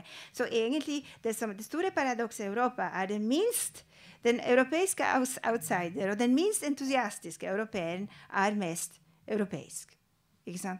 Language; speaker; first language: Norwegian; non-native, fluent; Polish